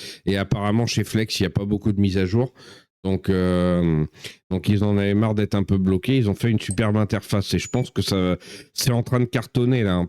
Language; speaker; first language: French; native; French